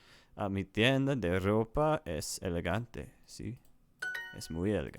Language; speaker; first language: Spanish; non-native, learner; English